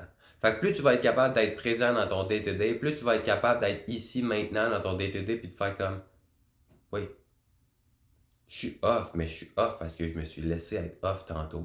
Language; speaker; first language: French; native; French